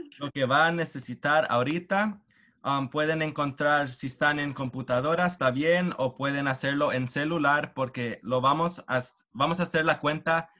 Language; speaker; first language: Spanish; early bilingual, heritage; Spanish